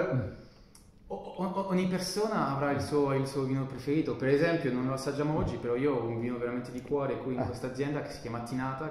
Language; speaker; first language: Italian; non-native, fluent; French